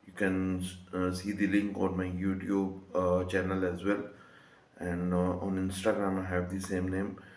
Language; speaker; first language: English; non-native, local second language; Urdu